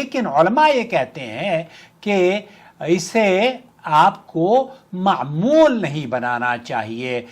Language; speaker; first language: Urdu; native; Urdu